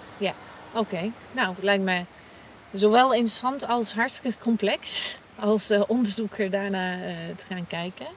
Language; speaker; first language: Dutch; non-native, fluent; English